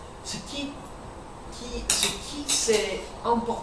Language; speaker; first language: French; non-native, learner; English